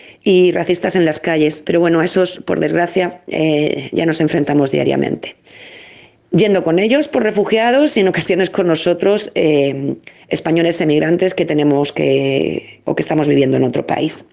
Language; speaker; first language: Spanish; native; Spanish